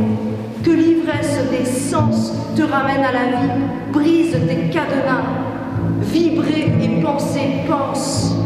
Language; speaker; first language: French; native; French